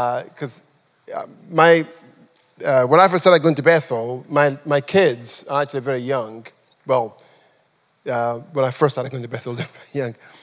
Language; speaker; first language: English; non-native, local second language; Yoruba